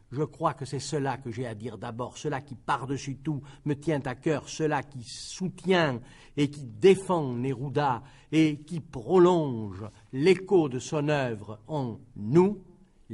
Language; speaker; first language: French; native; French